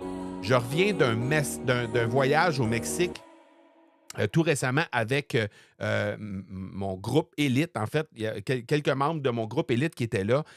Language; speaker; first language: French; native; French